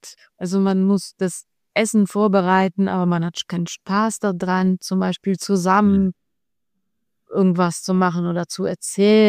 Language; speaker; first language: German; non-native, fluent; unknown